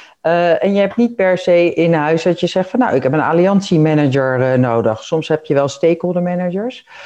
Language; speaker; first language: Dutch; native; Dutch